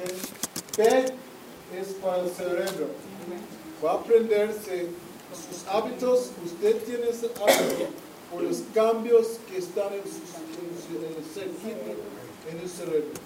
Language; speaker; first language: Spanish; non-native, fluent; English